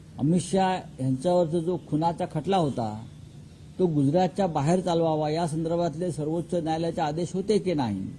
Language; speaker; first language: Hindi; non-native, local second language; Marathi